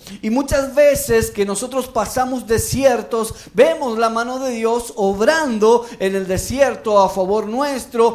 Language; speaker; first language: Spanish; native; Spanish